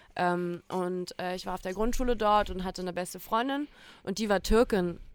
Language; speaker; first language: German; native; German